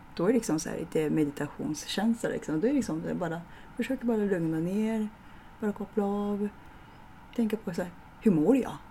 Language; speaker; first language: Swedish; non-native, fluent; Japanese